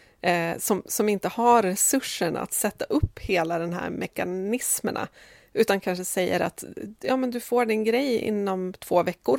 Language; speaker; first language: Swedish; native; Swedish